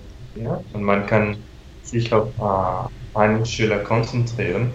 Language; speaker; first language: German; non-native, fluent; Spanish